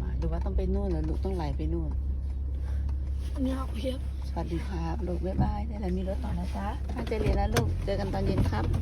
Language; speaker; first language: Thai; native; Thai